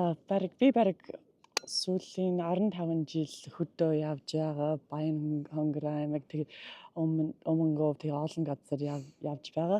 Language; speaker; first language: Mongolian; non-native, learner; English